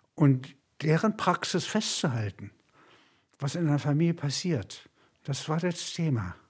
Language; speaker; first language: German; native; German